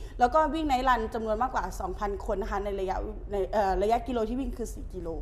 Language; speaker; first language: Thai; native; Thai